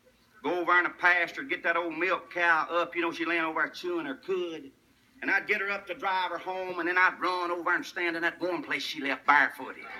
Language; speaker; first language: English; native; English